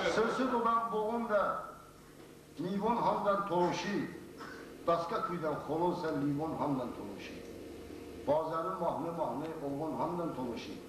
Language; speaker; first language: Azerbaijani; non-native, local second language; Talysh